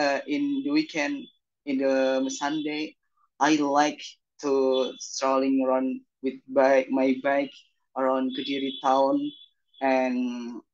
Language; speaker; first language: English; non-native, learner; Indonesian